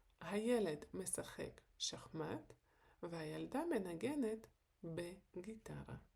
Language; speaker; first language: Hebrew; non-native, fluent; Ukrainian